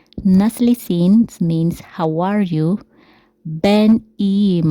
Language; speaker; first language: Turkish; non-native, learner; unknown